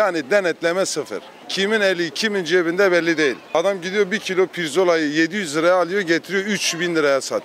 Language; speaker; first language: Turkish; native; Turkish